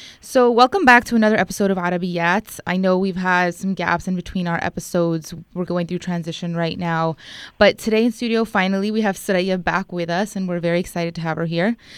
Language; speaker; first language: English; native; English